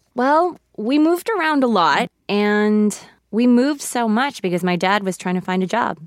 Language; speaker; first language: English; early bilingual, other home language; Korean